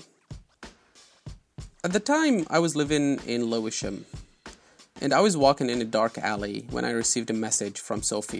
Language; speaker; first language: English; non-native, fluent; Arabic